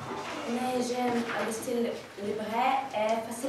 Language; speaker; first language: French; non-native, learner; Russian